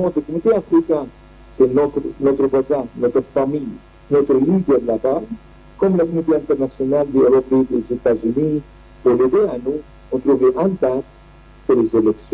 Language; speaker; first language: French; non-native, learner; Arabic